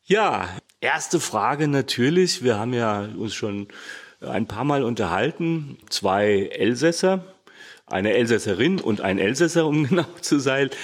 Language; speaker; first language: German; native; German